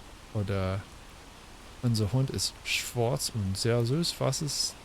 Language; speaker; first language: German; non-native, learner; English